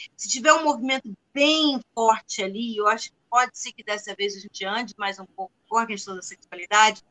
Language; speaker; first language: Portuguese; non-native, fluent; English